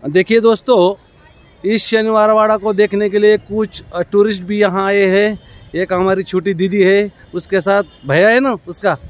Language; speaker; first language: Hindi; non-native, local second language; Marathi